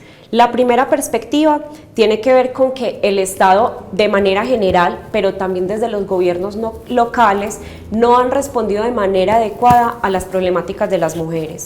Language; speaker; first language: Spanish; native; Spanish